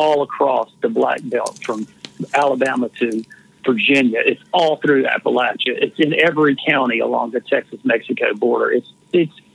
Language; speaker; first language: English; native; English